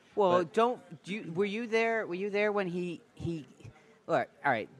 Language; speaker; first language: English; native; English